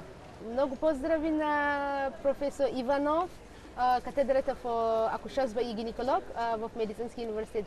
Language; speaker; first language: Bulgarian; non-native, learner; Hausa